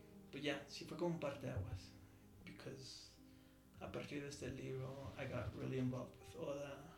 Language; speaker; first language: Spanish; early bilingual, heritage; Spanish